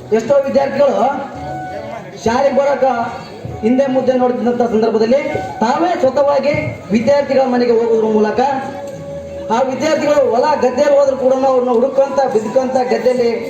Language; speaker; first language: Kannada; native; Kannada